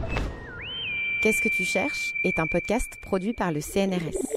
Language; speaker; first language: French; native; French